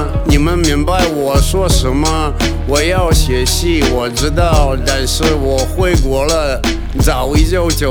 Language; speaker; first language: Chinese; non-native, learner; Russian